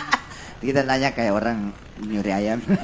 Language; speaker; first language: Indonesian; native; Indonesian